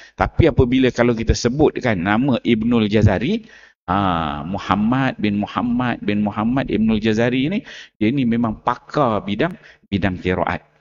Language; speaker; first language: Malay; native; Malay